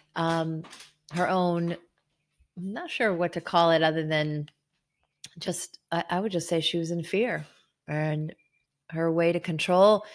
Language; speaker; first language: English; early bilingual, other home language; Hebrew